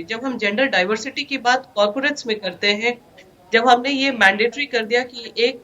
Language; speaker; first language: Hindi; native; Hindi